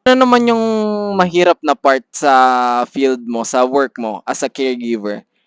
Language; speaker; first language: Filipino; native; Filipino